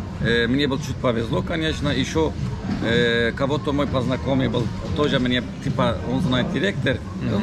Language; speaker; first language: Russian; non-native, learner; Turkish